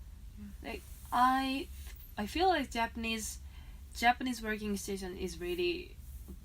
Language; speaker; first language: English; non-native, fluent; Japanese